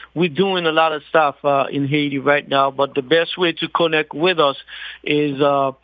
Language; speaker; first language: English; non-native, fluent; Haitian Creole